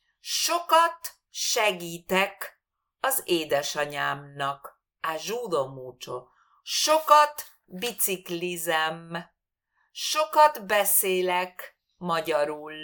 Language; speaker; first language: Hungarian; non-native, fluent; Spanish